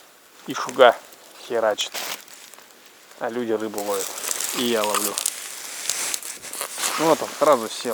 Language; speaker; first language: Russian; native; Russian